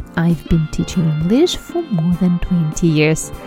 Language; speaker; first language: English; non-native, fluent; Russian